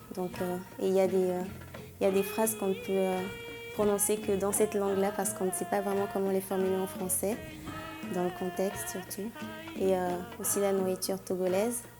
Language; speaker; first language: French; non-native, local second language; Ewe